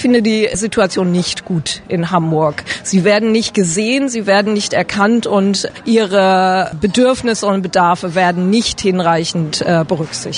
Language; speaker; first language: German; native; German